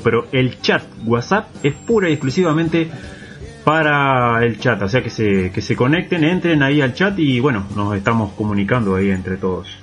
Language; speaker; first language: Spanish; native; Spanish